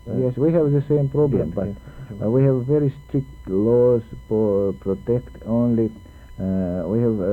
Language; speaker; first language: English; non-native, learner; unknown